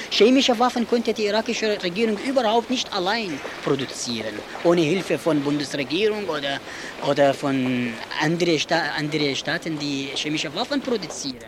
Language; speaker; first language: German; non-native, learner; Kurdish